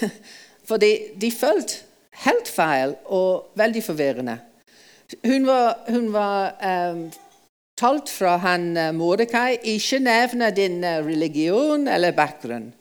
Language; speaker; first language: Norwegian; non-native, fluent; English